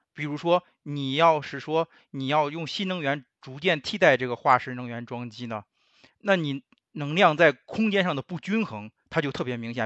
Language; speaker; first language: Chinese; native; Chinese